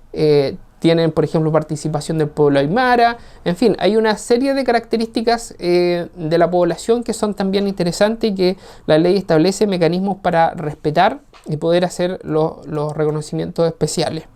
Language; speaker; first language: Spanish; native; Spanish